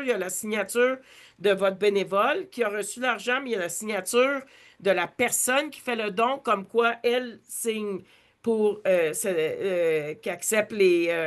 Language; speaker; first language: French; native; French